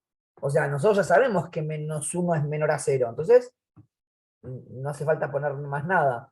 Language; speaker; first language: Spanish; native; Spanish